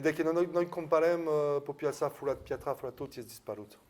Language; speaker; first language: Romanian; non-native, learner; French